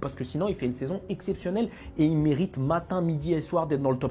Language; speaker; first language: French; native; French